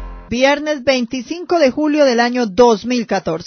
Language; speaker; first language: Spanish; native; Spanish